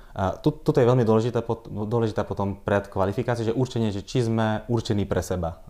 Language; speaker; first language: Slovak; non-native, local second language; Hungarian